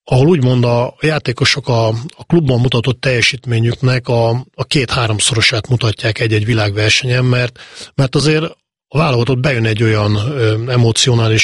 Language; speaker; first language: Hungarian; native; Hungarian